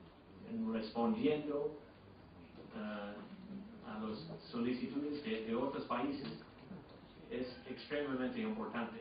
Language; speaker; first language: Spanish; non-native, fluent; English